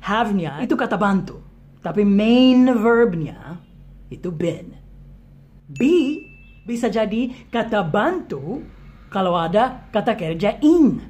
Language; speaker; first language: Indonesian; non-native, fluent; English